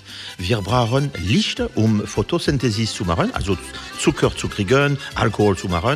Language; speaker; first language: German; non-native, learner; French